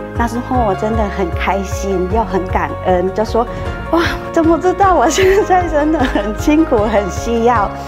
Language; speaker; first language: Chinese; non-native, fluent; Thai